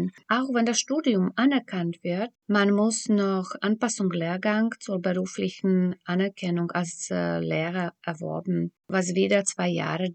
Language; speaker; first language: German; non-native, fluent; Slovak